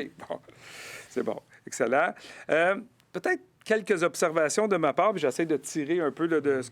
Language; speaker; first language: French; native; French